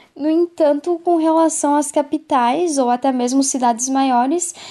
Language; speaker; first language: Portuguese; native; Portuguese